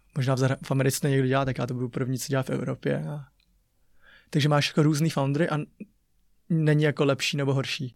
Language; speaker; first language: Czech; early bilingual, other home language; Chinese